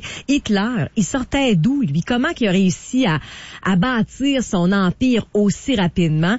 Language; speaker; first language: French; native; French